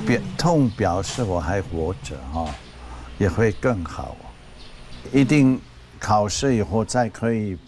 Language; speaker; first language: Chinese; non-native, fluent; German